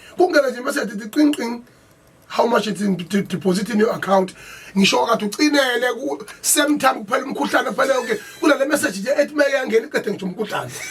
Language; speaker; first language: Zulu; native; Zulu